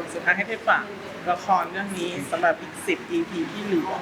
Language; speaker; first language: Thai; native; Thai